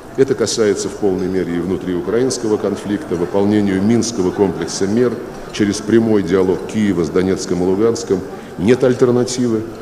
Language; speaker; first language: Russian; native; Russian